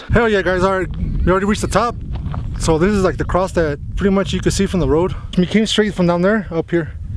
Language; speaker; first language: English; early bilingual, other home language; Spanish